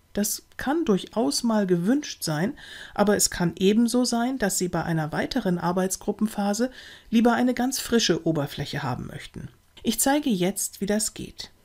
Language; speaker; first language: German; native; German